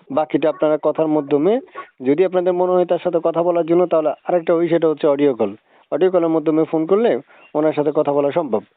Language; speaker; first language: Bangla; native; Bangla